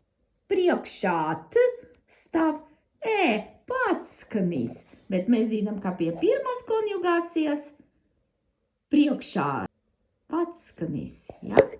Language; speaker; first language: Latvian; non-native, learner; Russian